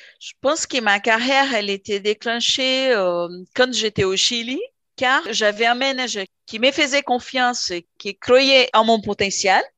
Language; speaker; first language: French; non-native, fluent; Portuguese